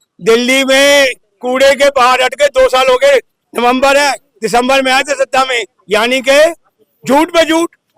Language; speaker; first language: Hindi; native; Hindi